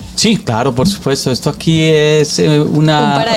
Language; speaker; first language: Spanish; native; Spanish